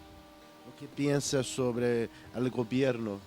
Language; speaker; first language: Spanish; non-native, learner; Portuguese